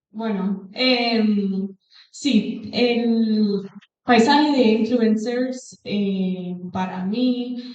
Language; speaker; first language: Spanish; non-native, fluent; English